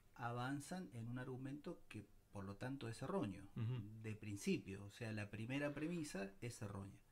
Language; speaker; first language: Spanish; native; Spanish